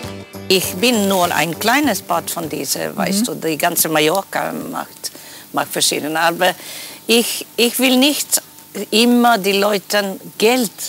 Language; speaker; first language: German; non-native, learner; Polish